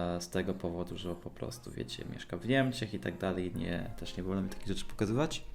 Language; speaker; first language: Polish; early bilingual, heritage; Polish